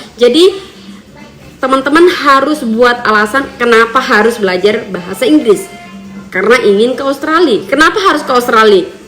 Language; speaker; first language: Indonesian; non-native, local second language; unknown